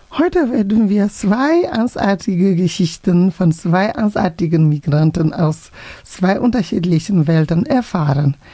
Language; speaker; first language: German; non-native, fluent; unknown